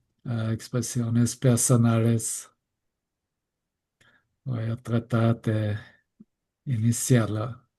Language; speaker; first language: Spanish; non-native, fluent; German